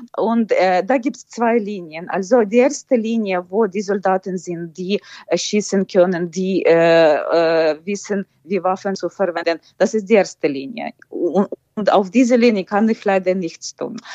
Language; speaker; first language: German; non-native, fluent; Ukrainian